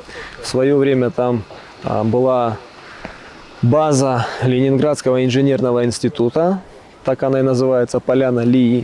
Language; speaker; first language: Russian; native; Russian